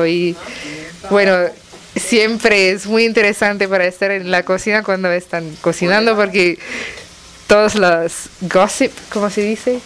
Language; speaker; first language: Spanish; non-native, learner; Tamil